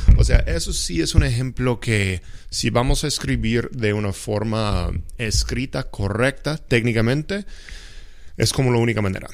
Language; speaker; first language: Spanish; non-native, fluent; English